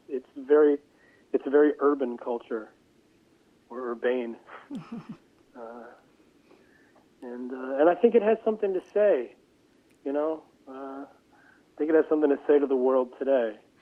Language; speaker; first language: English; native; English